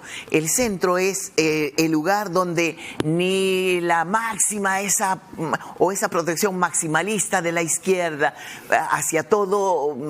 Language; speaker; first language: Spanish; native; Spanish